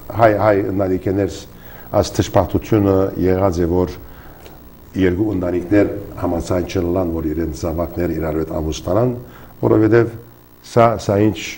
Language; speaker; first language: Armenian; early bilingual, heritage; Armenian